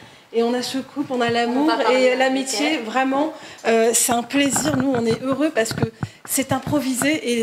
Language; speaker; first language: French; native; French